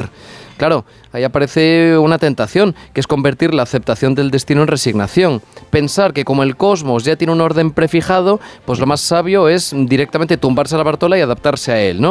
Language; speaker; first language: Spanish; native; Spanish